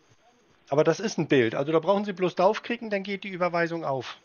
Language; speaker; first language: German; native; German